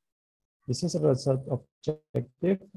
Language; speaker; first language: English; non-native, learner; Indonesian